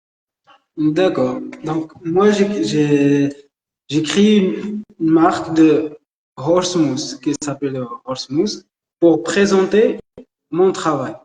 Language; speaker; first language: French; non-native, local second language; Arabic